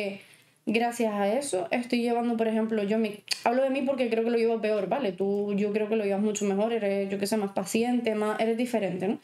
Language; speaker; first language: Spanish; native; Spanish